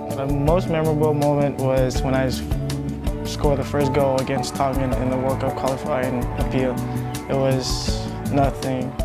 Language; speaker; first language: English; non-native, fluent; Samoan